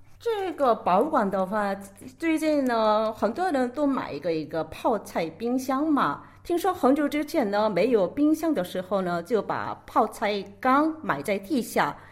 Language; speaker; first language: Chinese; non-native, fluent; Korean